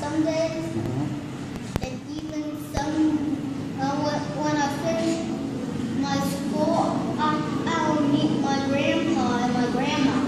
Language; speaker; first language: English; non-native, learner; Vietnamese